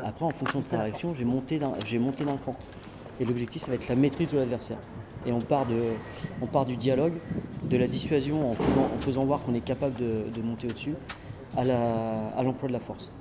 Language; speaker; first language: French; native; French